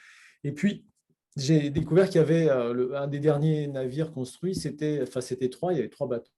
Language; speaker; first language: French; native; French